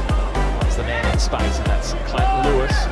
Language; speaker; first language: English; native; English